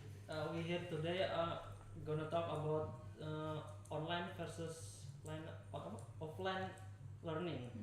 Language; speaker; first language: English; non-native, learner; Indonesian